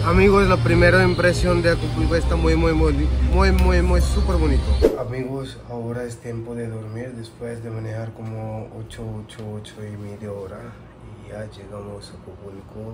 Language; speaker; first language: Spanish; non-native, learner; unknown